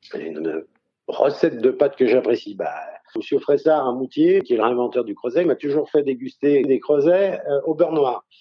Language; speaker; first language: French; native; French